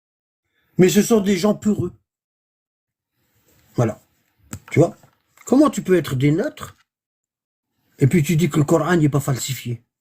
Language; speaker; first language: French; native; French